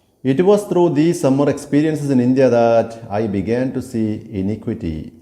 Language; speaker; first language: English; non-native, local second language; Malayalam